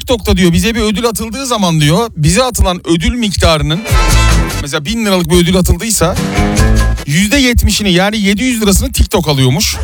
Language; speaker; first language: Turkish; native; Turkish